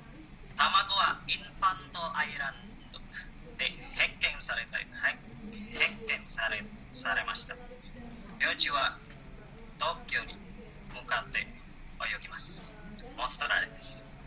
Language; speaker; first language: Japanese; non-native, learner; Indonesian